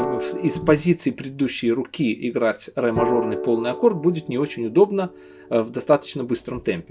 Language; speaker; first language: Russian; native; Russian